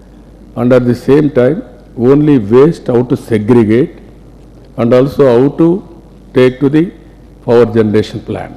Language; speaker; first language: English; non-native, local second language; Telugu